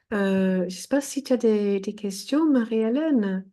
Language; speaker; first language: French; non-native, fluent; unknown